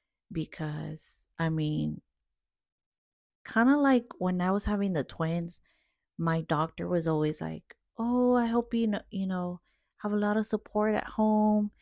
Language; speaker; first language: English; early bilingual, other home language; Spanish